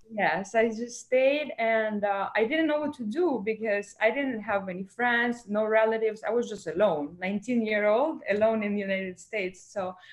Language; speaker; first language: English; non-native, fluent; Russian